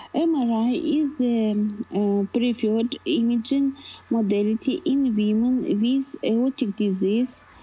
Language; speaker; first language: English; non-native, learner; Russian